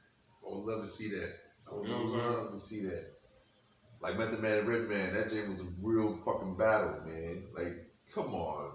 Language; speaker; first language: English; native; English